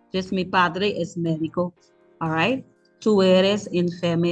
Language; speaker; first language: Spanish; non-native, fluent; English